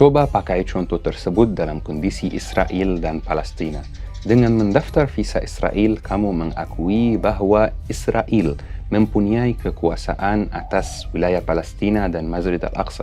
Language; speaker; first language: Indonesian; non-native, fluent; Arabic